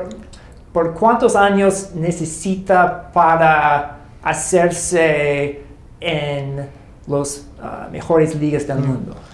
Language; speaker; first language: Spanish; non-native, learner; English